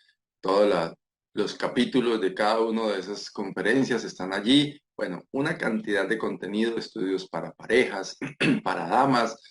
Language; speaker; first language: Spanish; native; Spanish